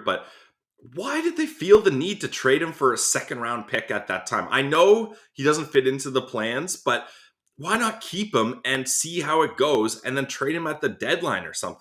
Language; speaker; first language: English; native; English